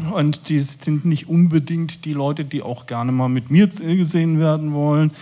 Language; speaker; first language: German; native; German